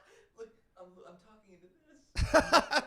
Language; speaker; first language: English; native; English